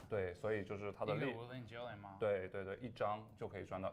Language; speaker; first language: Chinese; native; Chinese